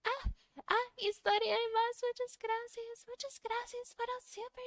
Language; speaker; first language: Spanish; non-native, fluent; English